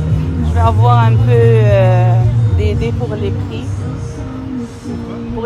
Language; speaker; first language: French; non-native, fluent; Arabic